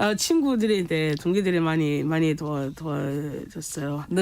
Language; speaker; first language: Korean; non-native, fluent; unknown